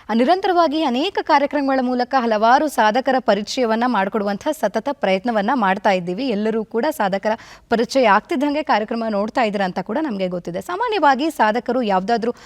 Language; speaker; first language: Kannada; native; Kannada